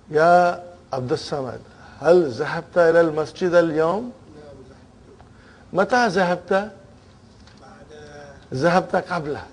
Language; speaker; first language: Arabic; non-native, fluent; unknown